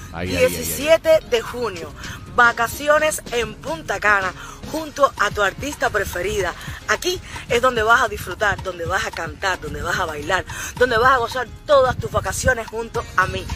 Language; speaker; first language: Spanish; native; Spanish